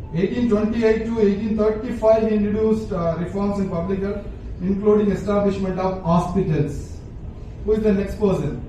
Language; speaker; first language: English; non-native, local second language; Tamil